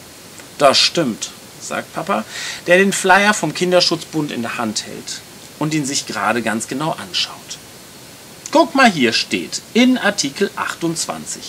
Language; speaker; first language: German; native; German